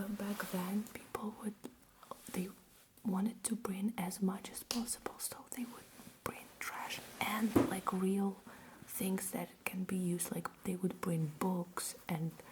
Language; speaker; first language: English; non-native, fluent; Russian